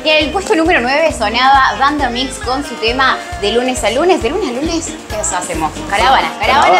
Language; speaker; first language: Spanish; native; Spanish